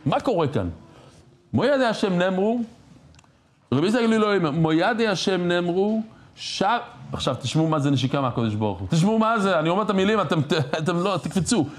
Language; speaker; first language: Hebrew; non-native, fluent; English